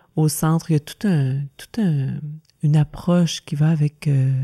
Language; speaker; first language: French; native; French